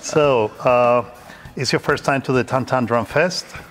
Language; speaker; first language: English; non-native, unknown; Spanish